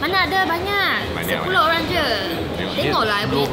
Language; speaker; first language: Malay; non-native, local second language; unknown